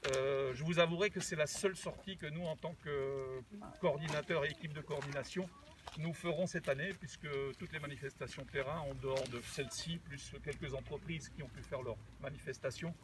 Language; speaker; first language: French; native; French